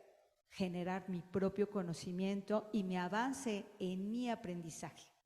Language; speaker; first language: Spanish; native; Spanish